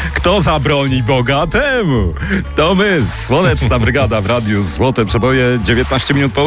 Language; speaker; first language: Polish; native; Polish